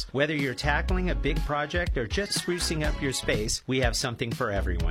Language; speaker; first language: English; native; English